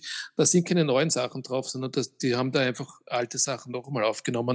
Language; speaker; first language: German; native; German